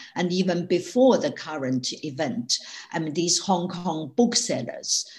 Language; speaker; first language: English; non-native, fluent; Chinese